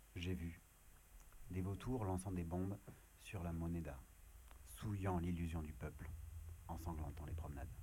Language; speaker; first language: French; native; French